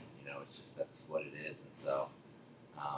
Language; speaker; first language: English; native; English